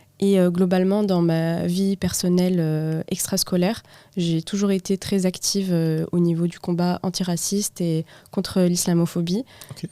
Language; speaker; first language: French; non-native, local second language; Arabic